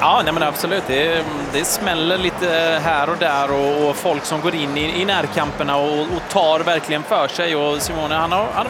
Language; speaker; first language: Swedish; native; Swedish